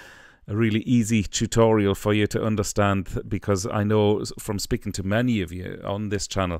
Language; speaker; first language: English; native; English